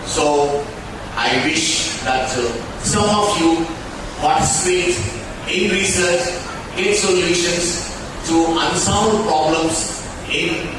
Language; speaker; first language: English; non-native, local second language; Telugu